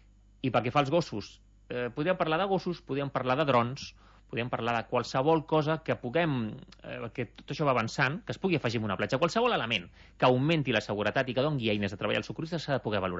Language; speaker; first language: Catalan; native; Catalan